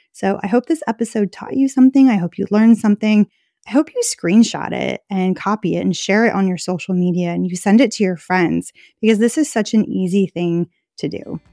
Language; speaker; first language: English; native; English